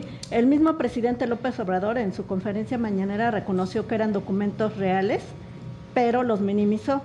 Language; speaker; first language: Spanish; native; Spanish